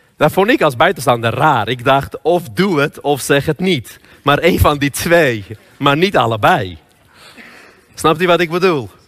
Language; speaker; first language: Dutch; non-native, fluent; Armenian